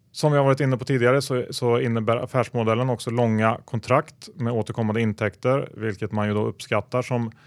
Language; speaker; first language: Swedish; native; Swedish